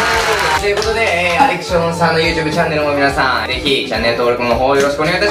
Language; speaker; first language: Japanese; native; Japanese